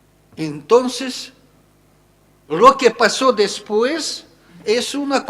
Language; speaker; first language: Spanish; non-native, fluent; Russian